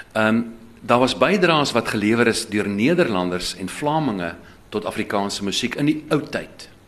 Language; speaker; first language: Afrikaans; native; Afrikaans